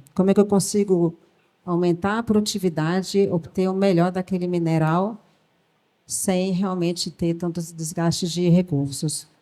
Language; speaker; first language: Portuguese; early bilingual, other home language; French